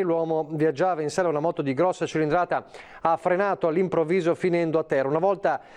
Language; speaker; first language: Italian; native; Italian